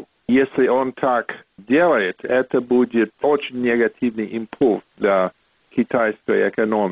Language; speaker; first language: Russian; non-native, fluent; English